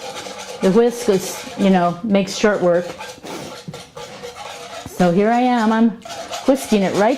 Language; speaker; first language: English; native; English